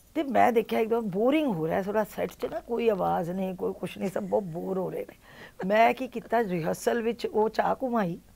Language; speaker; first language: Punjabi; early bilingual, heritage; Punjabi